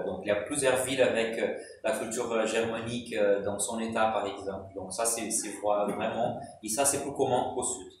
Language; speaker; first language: French; non-native, fluent; Portuguese